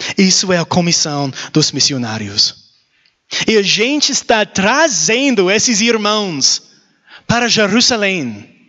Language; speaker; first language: Portuguese; non-native, learner; English